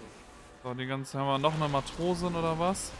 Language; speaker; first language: German; native; German